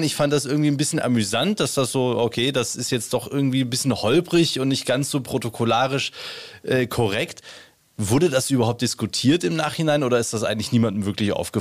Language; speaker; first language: German; native; German